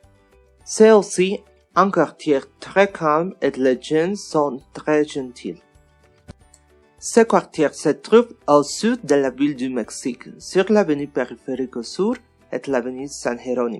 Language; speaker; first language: French; non-native, learner; Spanish